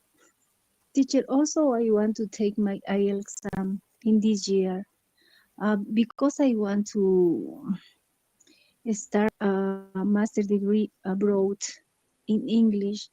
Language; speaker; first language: English; non-native, learner; Spanish